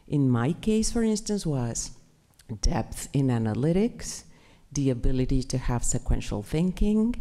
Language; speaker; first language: English; non-native, fluent; Spanish